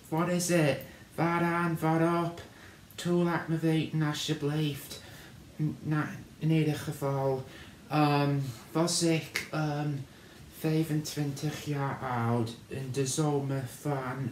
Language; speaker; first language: Dutch; non-native, learner; English